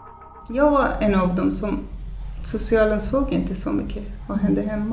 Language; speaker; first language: Swedish; non-native, fluent; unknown